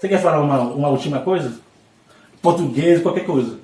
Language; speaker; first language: Portuguese; non-native, learner; Haitian Creole